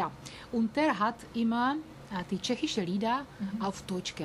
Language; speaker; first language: German; non-native, learner; Czech